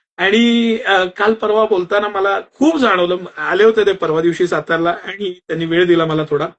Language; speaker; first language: Marathi; non-native, local second language; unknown